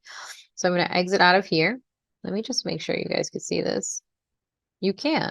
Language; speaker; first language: English; native; English